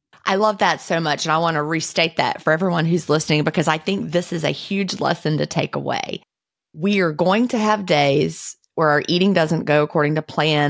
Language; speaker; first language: English; native; English